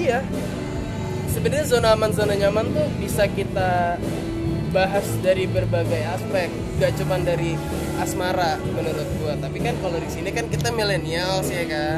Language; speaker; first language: Indonesian; native; Indonesian